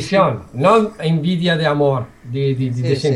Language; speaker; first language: Spanish; non-native, learner; Italian